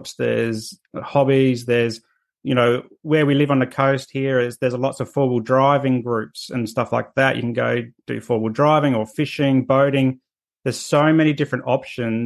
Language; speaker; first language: English; native; English